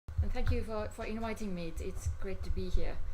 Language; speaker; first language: English; non-native, fluent; Finnish